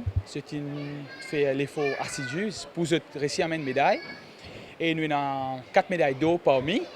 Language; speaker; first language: French; non-native, local second language; Morisyen